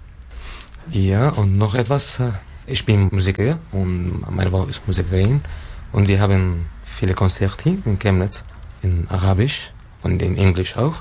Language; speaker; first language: German; non-native, learner; Arabic